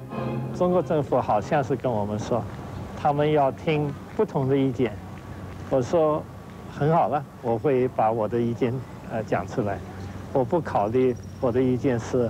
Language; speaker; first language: Chinese; non-native, local second language; Wu Chinese